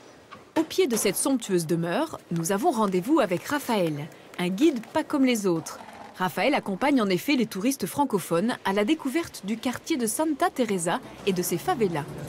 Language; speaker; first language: French; native; French